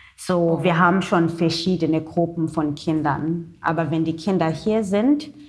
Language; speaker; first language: German; non-native, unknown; Xhosa